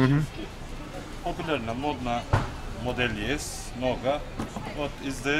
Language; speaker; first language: Russian; non-native, learner; Turkish